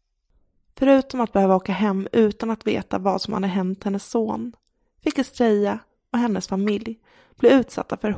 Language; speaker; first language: Swedish; native; Swedish